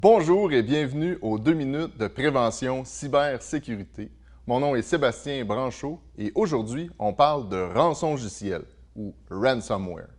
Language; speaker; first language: French; native; French